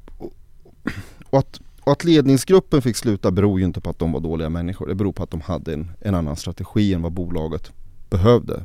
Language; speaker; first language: Swedish; early bilingual, other home language; Arabic